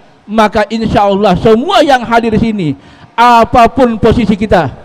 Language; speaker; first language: Indonesian; native; Indonesian